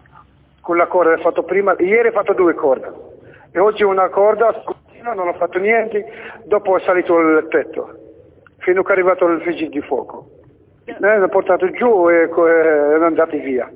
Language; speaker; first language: Italian; non-native, learner; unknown